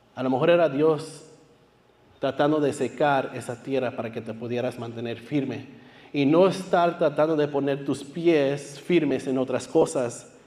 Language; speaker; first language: Spanish; early bilingual, heritage; Spanish